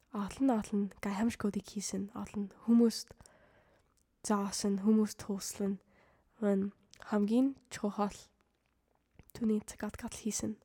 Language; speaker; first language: Mongolian; non-native, fluent; English